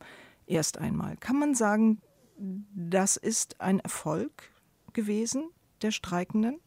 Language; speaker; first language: German; native; German